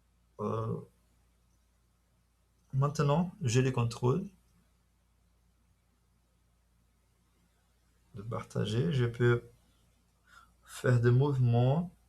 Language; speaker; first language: French; non-native, fluent; Portuguese